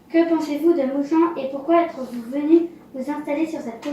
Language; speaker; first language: French; native; French